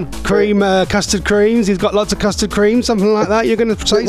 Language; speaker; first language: English; native; English